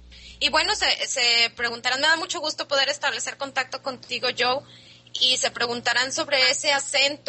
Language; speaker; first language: Spanish; native; Spanish